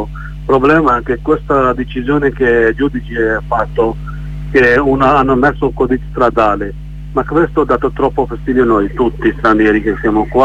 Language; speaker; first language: Italian; non-native, learner; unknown